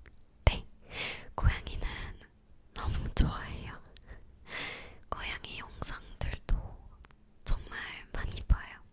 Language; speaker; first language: Korean; non-native, learner; English